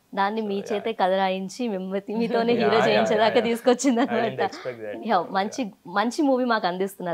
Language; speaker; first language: Telugu; native; Telugu